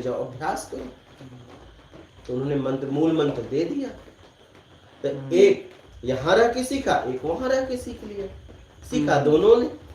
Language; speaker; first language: Hindi; native; Hindi